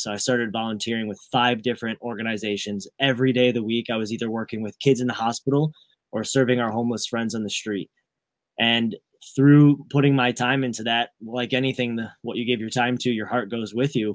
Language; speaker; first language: English; native; English